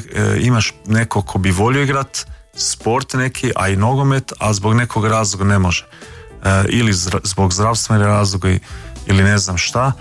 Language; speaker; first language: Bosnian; early bilingual, heritage; Croatian